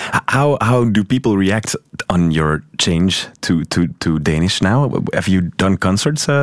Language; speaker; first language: English; non-native, fluent; Dutch